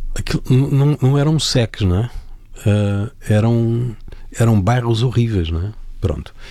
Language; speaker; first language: Portuguese; native; Portuguese